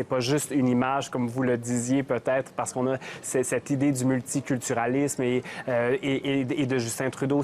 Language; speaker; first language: French; native; French